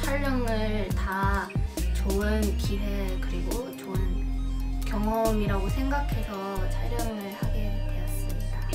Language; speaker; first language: Korean; non-native, fluent; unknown